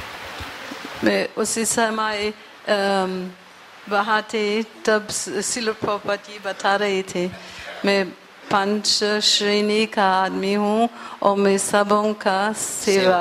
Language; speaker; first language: Hindi; non-native, learner; English